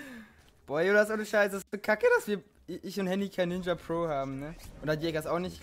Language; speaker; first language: German; native; German